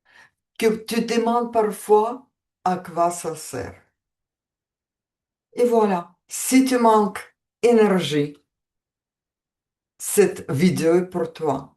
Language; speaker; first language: French; non-native, fluent; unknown